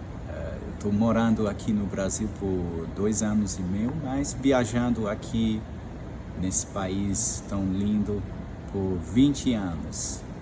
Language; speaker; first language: Portuguese; non-native, fluent; English